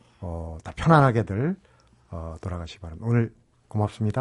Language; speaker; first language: Korean; native; Korean